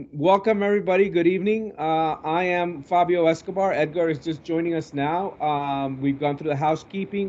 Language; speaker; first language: English; non-native, local second language; Spanish